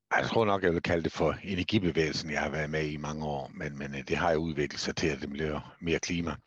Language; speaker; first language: Danish; native; Danish